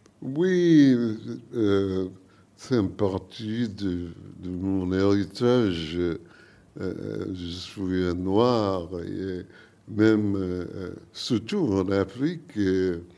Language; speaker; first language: French; non-native, learner; English